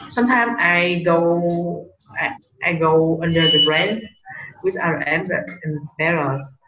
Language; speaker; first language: English; non-native, learner; Vietnamese